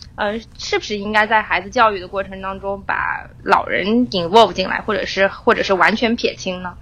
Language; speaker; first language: Chinese; native; Chinese